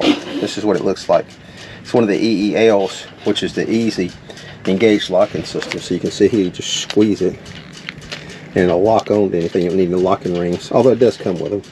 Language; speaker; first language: English; native; English